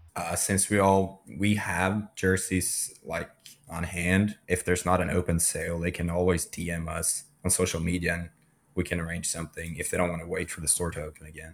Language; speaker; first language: English; non-native, fluent; Swedish